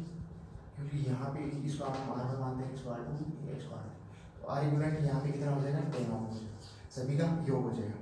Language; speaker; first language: Hindi; native; Hindi